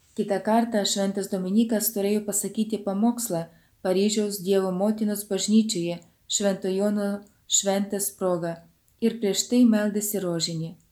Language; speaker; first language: Lithuanian; non-native, fluent; Ukrainian